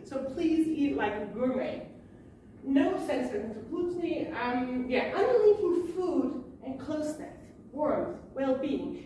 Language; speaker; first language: English; non-native, fluent; German